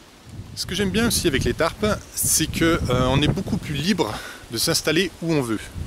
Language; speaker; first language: French; native; French